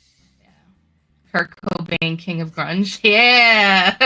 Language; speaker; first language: English; native; English